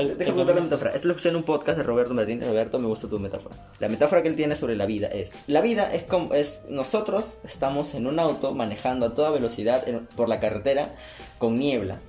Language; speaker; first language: Spanish; native; Spanish